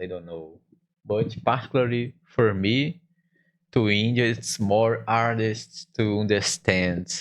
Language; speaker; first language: English; non-native, learner; Portuguese